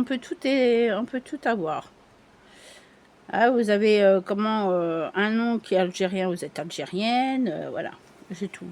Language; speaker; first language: French; native; French